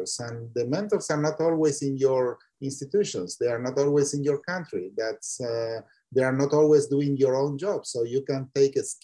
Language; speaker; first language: English; non-native, fluent; Spanish